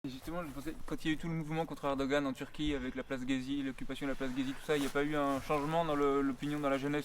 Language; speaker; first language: French; native; French